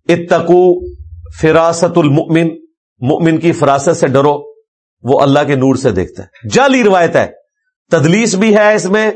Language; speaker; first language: Urdu; non-native, local second language; Punjabi